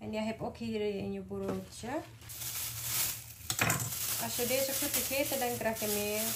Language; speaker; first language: Dutch; non-native, learner; Indonesian